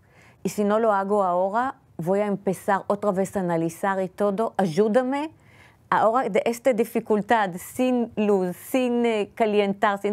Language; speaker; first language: Spanish; non-native, fluent; Hebrew